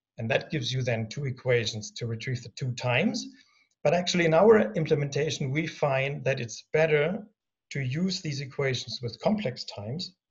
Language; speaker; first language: English; non-native, fluent; German